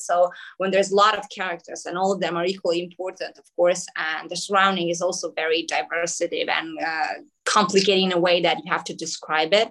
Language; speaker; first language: English; non-native, fluent; Macedonian